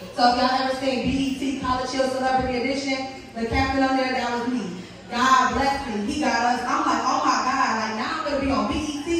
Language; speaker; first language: English; native; English